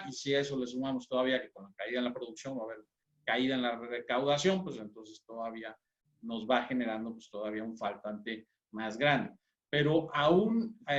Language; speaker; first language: Spanish; native; Spanish